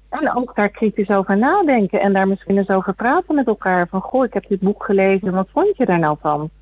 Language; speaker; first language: Dutch; native; Dutch